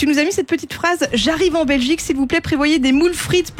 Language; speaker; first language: French; native; French